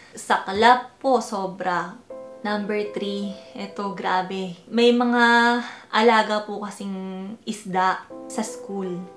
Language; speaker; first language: Filipino; early bilingual, heritage; Filipino